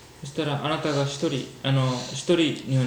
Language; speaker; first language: Japanese; early bilingual, heritage; Japanese